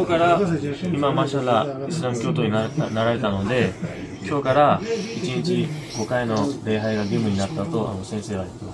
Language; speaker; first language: Japanese; non-native, fluent; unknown